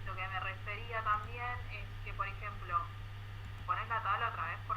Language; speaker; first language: Spanish; native; Spanish